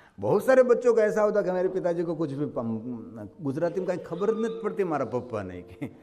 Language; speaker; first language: Hindi; non-native, local second language; Gujarati